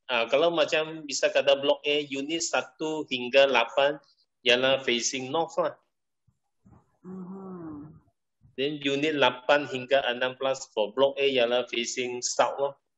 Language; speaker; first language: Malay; non-native, local second language; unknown